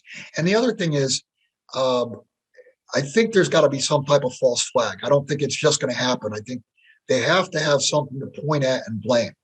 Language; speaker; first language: English; native; English